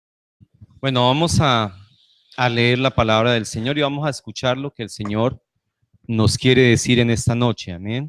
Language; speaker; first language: Spanish; native; Spanish